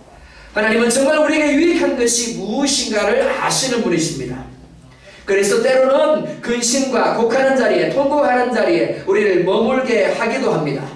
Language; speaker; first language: Korean; native; Korean